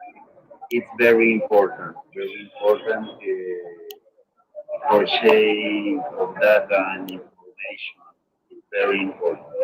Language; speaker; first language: English; non-native, learner; Spanish